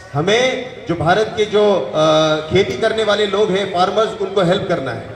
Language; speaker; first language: Hindi; native; Hindi